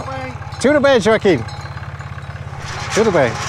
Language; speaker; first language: Portuguese; non-native, learner; English